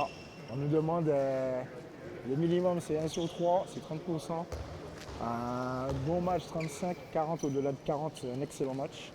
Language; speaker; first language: French; native; French